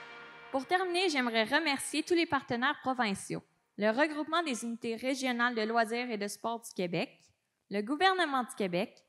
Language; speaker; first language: French; native; French